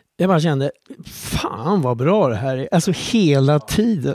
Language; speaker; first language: Swedish; native; Swedish